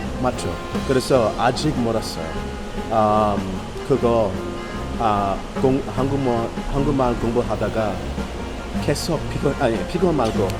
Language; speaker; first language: Korean; non-native, learner; English